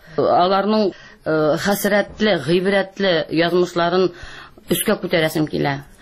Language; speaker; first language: Tatar; native; Tatar